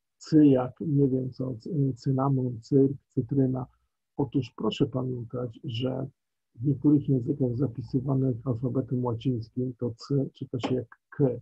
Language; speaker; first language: Polish; native; Polish